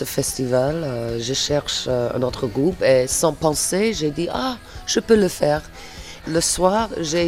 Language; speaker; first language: French; non-native, fluent; English